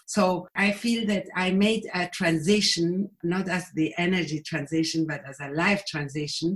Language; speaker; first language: English; non-native, fluent; Spanish